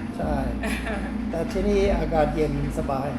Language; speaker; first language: Thai; non-native, fluent; Norwegian